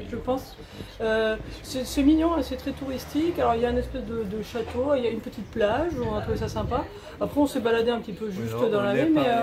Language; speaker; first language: French; native; French